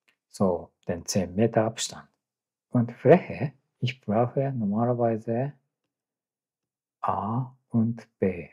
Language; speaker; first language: German; non-native, learner; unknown